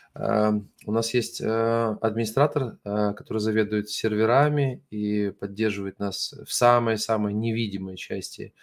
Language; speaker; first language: Russian; non-native, fluent; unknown